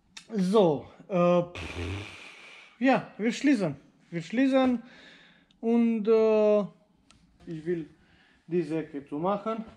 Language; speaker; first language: German; non-native, learner; Romanian